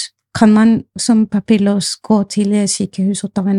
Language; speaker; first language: Norwegian; non-native, fluent; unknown